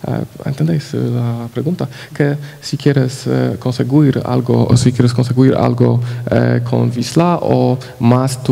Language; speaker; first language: Spanish; non-native, learner; Polish